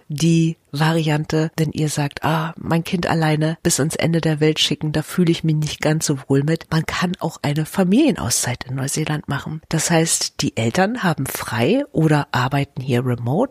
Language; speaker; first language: German; native; German